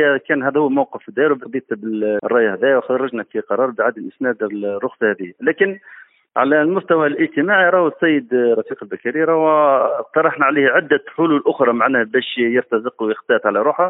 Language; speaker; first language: Arabic; native; Arabic